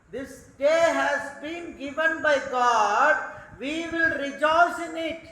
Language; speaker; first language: English; non-native, local second language; Tamil